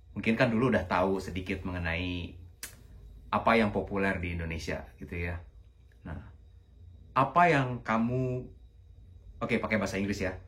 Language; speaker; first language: Indonesian; native; Indonesian